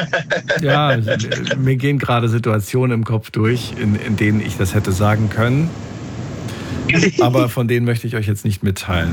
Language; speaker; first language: German; native; German